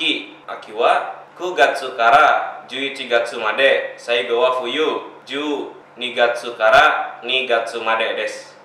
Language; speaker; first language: Japanese; non-native, learner; Indonesian